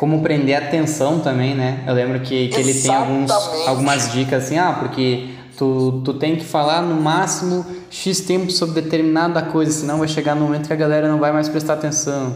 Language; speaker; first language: Portuguese; native; Portuguese